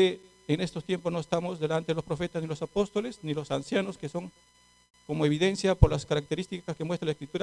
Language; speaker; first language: Spanish; native; Spanish